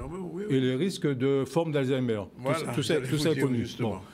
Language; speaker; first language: French; native; French